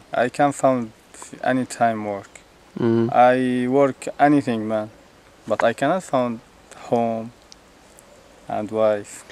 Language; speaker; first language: English; non-native, learner; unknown